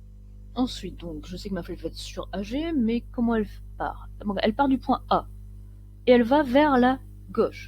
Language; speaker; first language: French; native; French